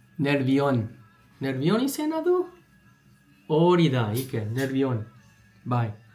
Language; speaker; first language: Basque; non-native, learner; English